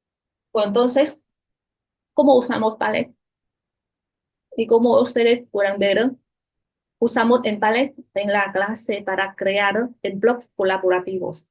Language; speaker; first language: Spanish; non-native, fluent; Vietnamese